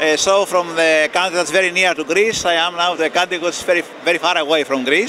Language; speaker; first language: English; non-native, fluent; Greek